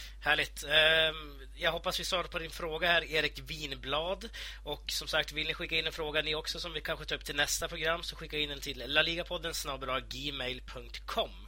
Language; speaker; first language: Swedish; native; Swedish